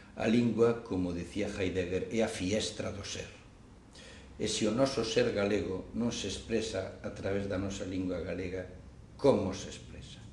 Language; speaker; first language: Galician; non-native, local second language; Spanish